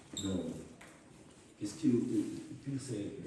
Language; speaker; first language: French; non-native, fluent; Portuguese